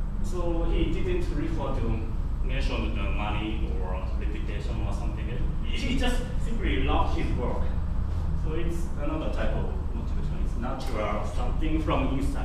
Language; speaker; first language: English; non-native, fluent; Japanese